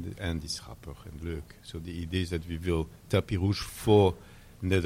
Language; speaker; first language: Dutch; non-native, learner; French